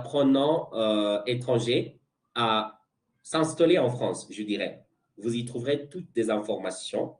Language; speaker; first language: French; non-native, fluent; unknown